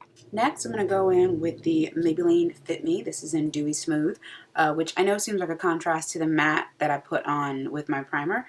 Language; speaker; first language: English; native; English